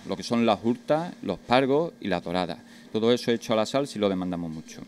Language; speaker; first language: Spanish; native; Spanish